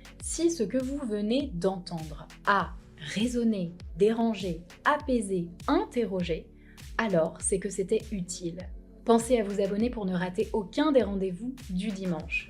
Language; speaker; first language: French; native; French